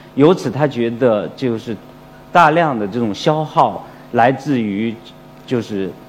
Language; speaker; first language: Chinese; native; Chinese